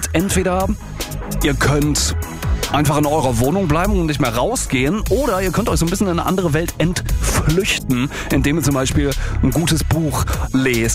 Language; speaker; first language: German; native; German